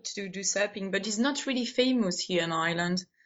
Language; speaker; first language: English; non-native, fluent; Spanish